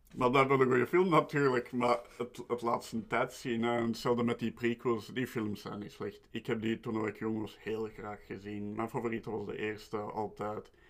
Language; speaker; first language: Dutch; native; Dutch